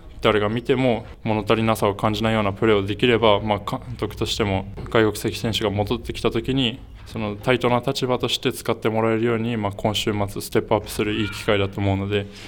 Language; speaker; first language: Japanese; native; Japanese